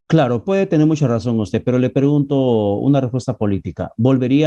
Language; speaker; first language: Spanish; native; Spanish